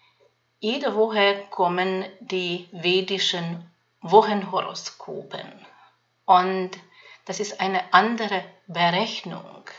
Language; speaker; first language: German; non-native, fluent; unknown